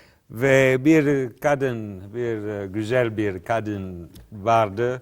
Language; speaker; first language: Turkish; non-native, learner; English